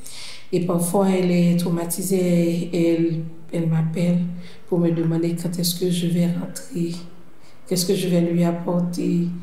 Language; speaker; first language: French; non-native, local second language; Haitian Creole